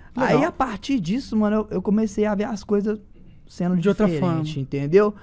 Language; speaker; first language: Portuguese; native; Portuguese